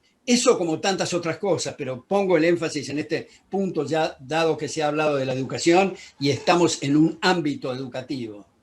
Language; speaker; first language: Spanish; native; Spanish